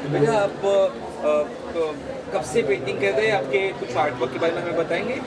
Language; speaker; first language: Hindi; native; Hindi